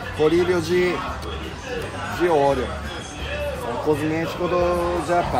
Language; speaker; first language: Portuguese; non-native, fluent; Japanese